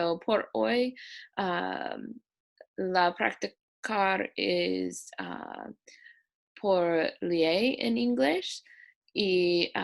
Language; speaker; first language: Spanish; non-native, learner; English